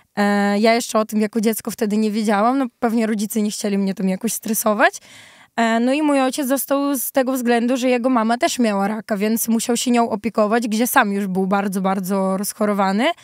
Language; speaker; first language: Polish; early bilingual, other home language; Ukrainian